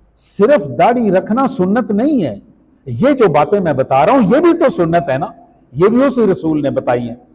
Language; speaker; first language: Urdu; non-native, local second language; Punjabi